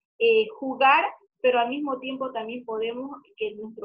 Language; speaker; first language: Spanish; native; Spanish